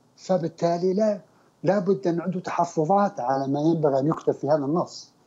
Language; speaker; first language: Arabic; native; Arabic